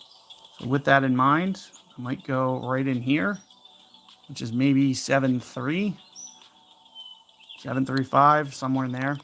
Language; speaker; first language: English; native; English